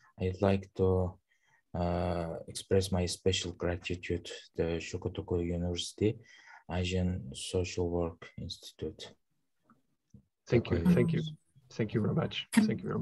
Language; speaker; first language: English; non-native, learner; Mongolian